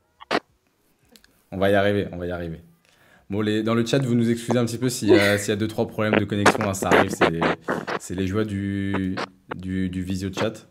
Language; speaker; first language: French; native; French